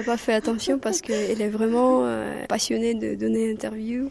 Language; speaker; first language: French; non-native, fluent; Russian